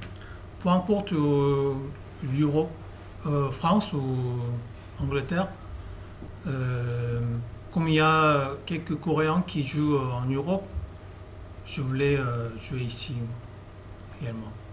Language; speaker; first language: French; non-native, learner; Korean